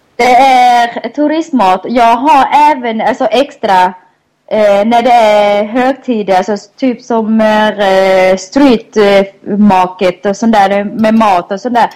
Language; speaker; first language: Swedish; non-native, fluent; Thai